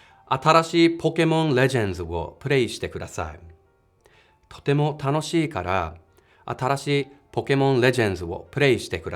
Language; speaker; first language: Japanese; non-native, fluent; English